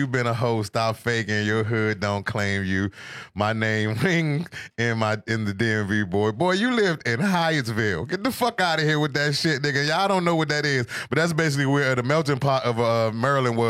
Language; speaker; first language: English; native; English